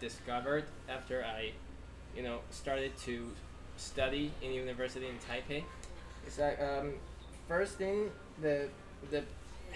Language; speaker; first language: English; non-native, fluent; Chinese